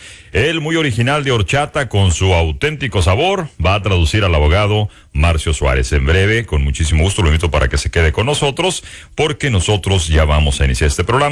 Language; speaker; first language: Spanish; native; Spanish